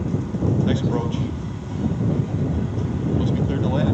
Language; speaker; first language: English; native; English